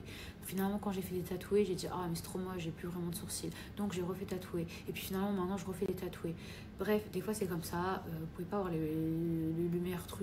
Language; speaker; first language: French; native; French